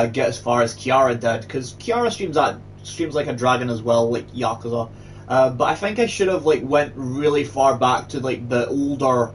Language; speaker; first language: English; native; English